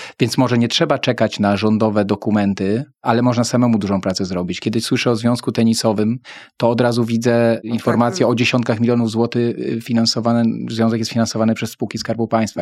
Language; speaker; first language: Polish; native; Polish